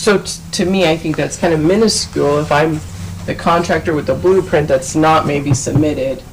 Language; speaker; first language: English; native; English